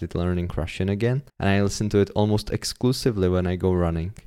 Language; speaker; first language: English; non-native, fluent; Czech